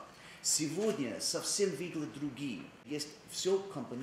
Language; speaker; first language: Russian; non-native, learner; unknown